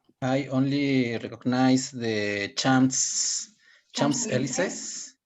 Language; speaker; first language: English; non-native, learner; Spanish